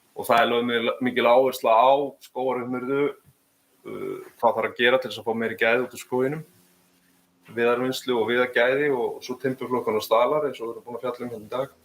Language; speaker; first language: Icelandic; native; Icelandic